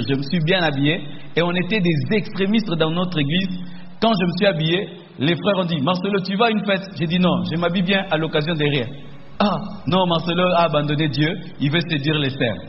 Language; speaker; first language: French; non-native, local second language; Lingala